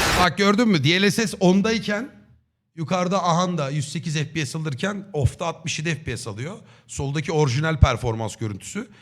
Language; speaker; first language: Turkish; native; Turkish